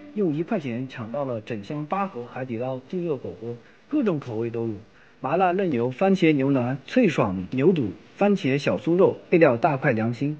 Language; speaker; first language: Chinese; native; Chinese